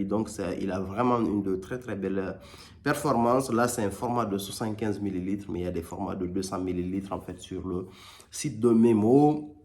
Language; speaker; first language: French; native; French